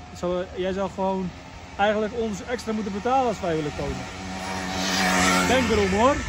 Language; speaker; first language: Dutch; native; Dutch